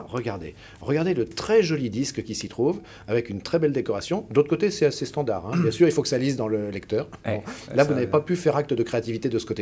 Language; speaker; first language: French; native; French